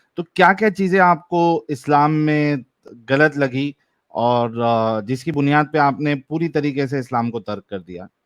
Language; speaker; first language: Hindi; native; Hindi